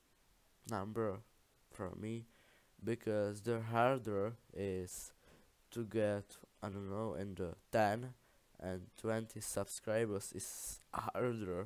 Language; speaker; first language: English; non-native, learner; Czech